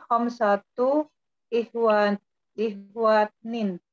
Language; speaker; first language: Arabic; non-native, learner; Indonesian